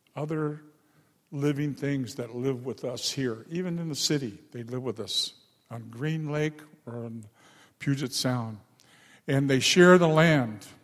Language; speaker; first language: English; native; English